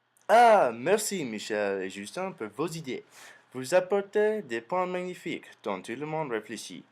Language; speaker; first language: French; non-native, learner; English